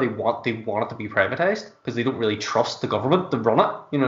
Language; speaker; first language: English; native; English